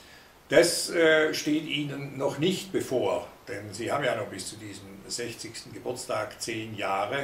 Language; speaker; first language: German; native; German